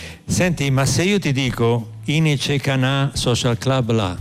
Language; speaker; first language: Italian; native; Italian